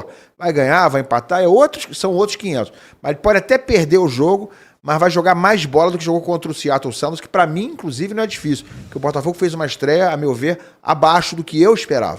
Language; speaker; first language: Portuguese; native; Portuguese